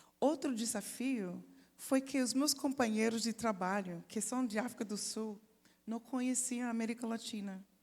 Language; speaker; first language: Portuguese; non-native, fluent; English